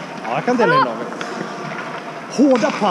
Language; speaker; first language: Swedish; native; Swedish